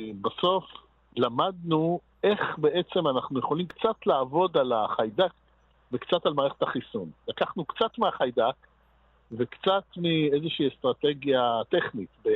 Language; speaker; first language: Hebrew; native; Hebrew